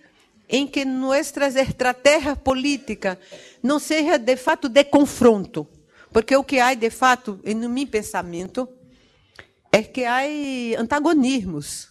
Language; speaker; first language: Portuguese; non-native, learner; Spanish